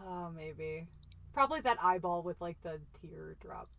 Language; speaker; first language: English; native; English